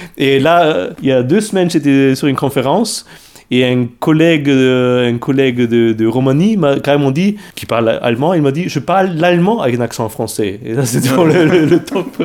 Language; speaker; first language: French; non-native, fluent; German